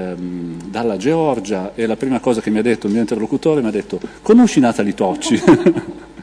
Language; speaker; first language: Italian; native; Italian